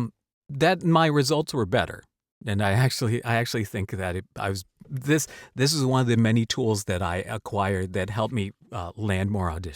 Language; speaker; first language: English; native; English